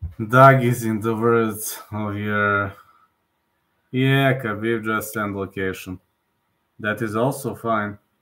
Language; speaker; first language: English; non-native, fluent; Serbian